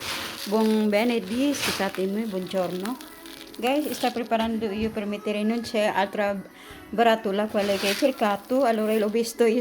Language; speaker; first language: Italian; non-native, learner; Cebuano